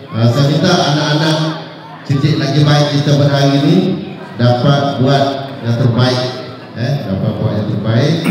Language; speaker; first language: Malay; native; Malay